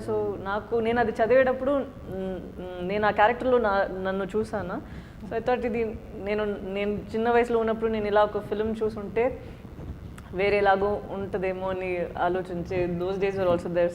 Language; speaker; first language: Telugu; non-native, fluent; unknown